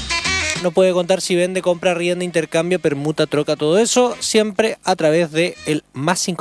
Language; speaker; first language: Spanish; native; Spanish